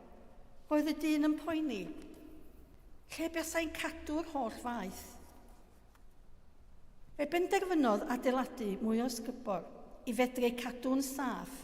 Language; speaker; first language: Welsh; native; Welsh